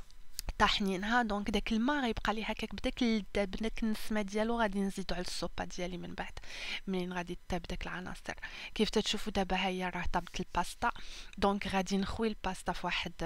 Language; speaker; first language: Arabic; native; Arabic